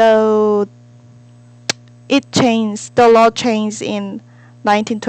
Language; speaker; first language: English; non-native, learner; Korean